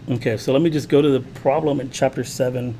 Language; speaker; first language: English; native; English